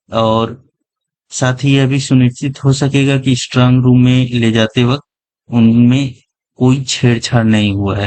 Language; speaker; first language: Hindi; native; Hindi